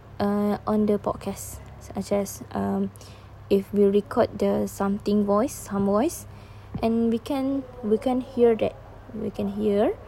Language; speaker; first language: English; non-native, learner; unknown